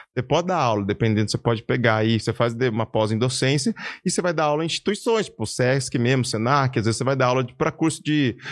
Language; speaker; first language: Portuguese; native; Portuguese